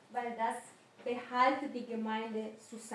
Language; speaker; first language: German; non-native, learner; Spanish